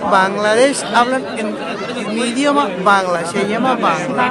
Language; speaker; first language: Spanish; non-native, learner; Bangla